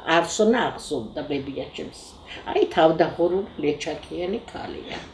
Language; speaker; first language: Georgian; native; Georgian